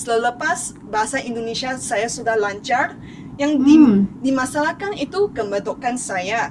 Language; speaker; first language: Indonesian; non-native, fluent; Chinese